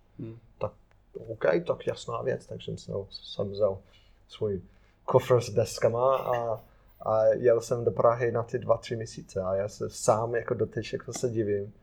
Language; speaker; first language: Czech; non-native, fluent; English